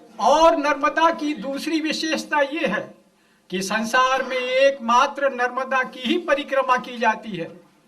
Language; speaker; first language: Hindi; non-native, local second language; Gujarati